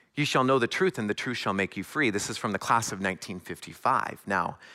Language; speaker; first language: English; native; English